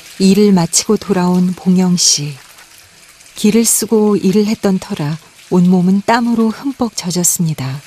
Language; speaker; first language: Korean; native; Korean